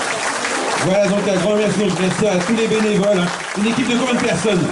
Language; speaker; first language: French; native; French